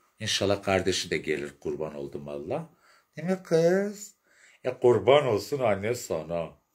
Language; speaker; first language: Turkish; non-native, local second language; Arabic